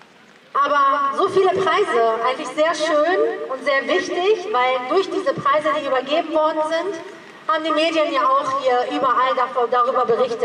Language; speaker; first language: German; early bilingual, other home language; Persian